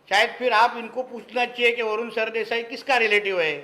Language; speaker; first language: Hindi; non-native, local second language; Marathi